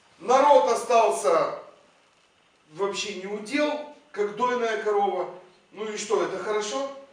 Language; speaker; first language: Russian; non-native, local second language; Ukrainian